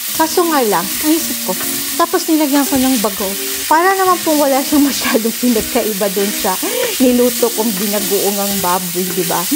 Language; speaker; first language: Filipino; non-native, local second language; Cebuano